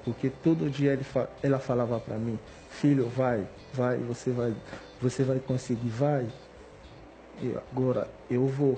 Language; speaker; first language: Portuguese; non-native, fluent; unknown